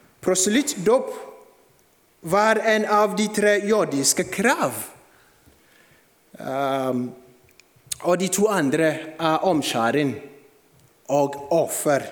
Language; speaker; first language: Norwegian; non-native, fluent; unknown